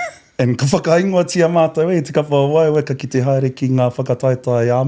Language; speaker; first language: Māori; non-native, local second language; English